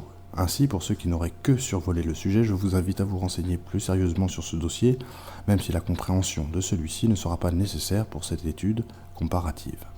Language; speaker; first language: French; native; French